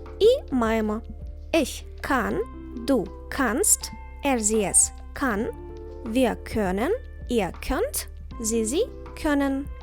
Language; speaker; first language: German; non-native, fluent; Ukrainian